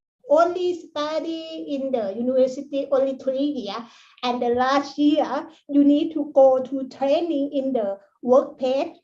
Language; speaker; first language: English; non-native, learner; Thai